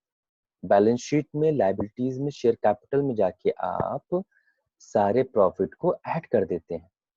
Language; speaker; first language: Hindi; native; Hindi